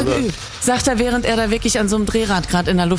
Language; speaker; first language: German; native; German